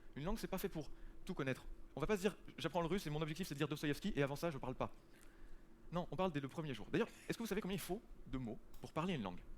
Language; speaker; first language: French; native; French